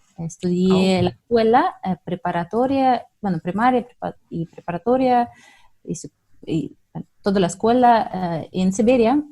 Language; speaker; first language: Spanish; non-native, fluent; Russian